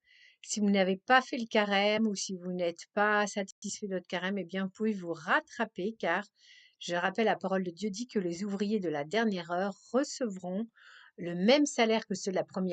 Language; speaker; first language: French; native; French